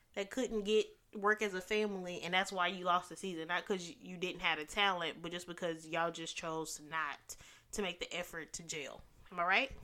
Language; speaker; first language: English; native; English